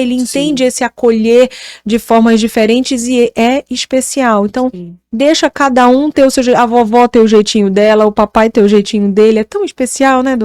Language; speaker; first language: Portuguese; native; Portuguese